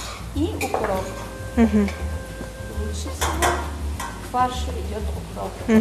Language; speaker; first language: Russian; native; Russian